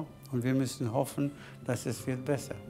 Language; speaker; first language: German; non-native, fluent; Spanish